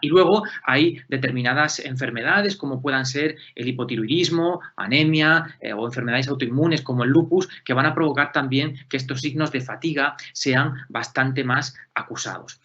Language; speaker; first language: Spanish; native; Spanish